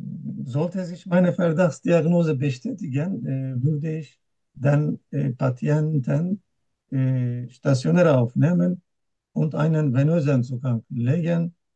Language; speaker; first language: German; non-native, learner; Turkish